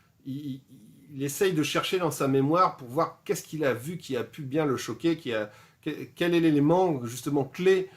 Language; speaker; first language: French; native; French